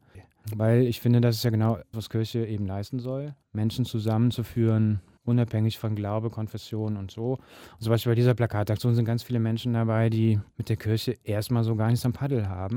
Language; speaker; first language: German; native; German